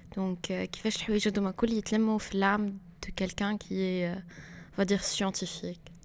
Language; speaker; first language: French; non-native, local second language; Arabic